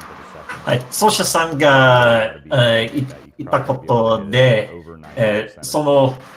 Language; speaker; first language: Japanese; non-native, learner; English